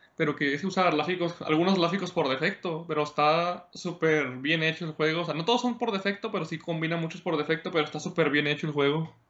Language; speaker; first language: Spanish; native; Spanish